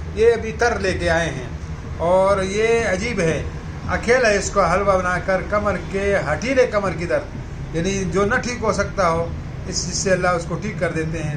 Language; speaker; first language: Urdu; non-native, local second language; Pashto